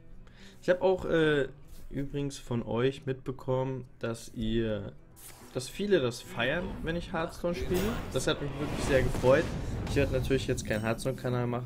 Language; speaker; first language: German; native; German